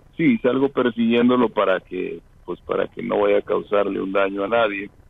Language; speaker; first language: Spanish; native; Spanish